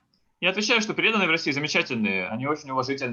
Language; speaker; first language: Russian; native; Russian